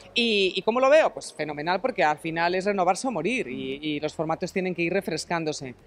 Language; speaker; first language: Spanish; native; Spanish